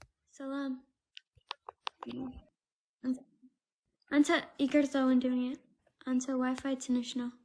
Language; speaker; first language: Amharic; non-native, learner; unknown